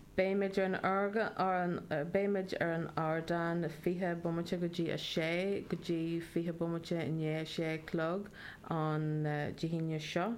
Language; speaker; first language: Irish; non-native, local second language; English